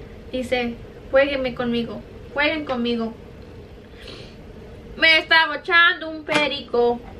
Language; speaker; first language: Spanish; early bilingual, heritage; Spanish